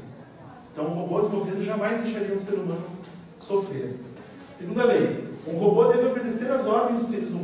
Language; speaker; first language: Portuguese; native; Portuguese